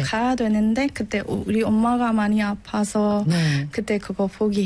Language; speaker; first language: Korean; non-native, learner; Burmese